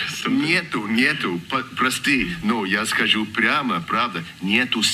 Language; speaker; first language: Russian; non-native, learner; English